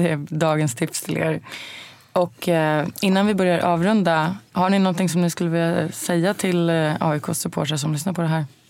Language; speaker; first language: Swedish; native; Swedish